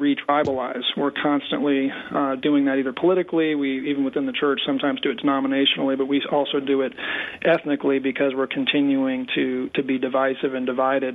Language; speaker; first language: English; native; English